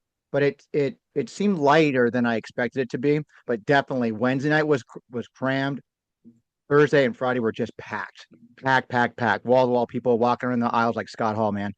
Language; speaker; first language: English; native; English